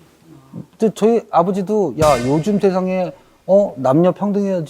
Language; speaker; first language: Korean; native; Korean